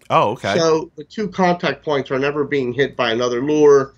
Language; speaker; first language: English; native; English